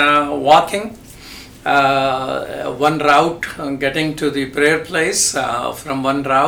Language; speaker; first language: English; non-native, local second language; Urdu